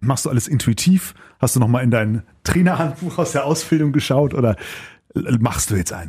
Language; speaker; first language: German; native; German